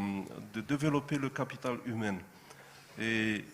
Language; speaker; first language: French; non-native, fluent; Romanian